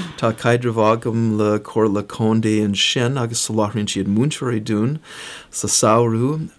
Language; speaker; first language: Irish; non-native, fluent; English